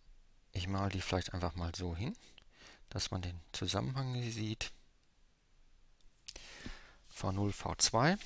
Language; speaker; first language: German; native; German